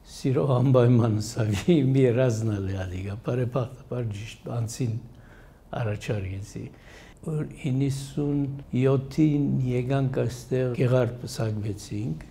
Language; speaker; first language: Armenian; early bilingual, heritage; Armenian